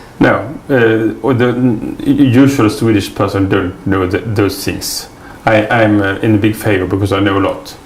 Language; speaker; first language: English; non-native, fluent; Swedish